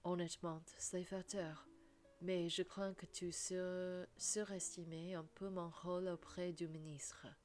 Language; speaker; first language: French; non-native, learner; English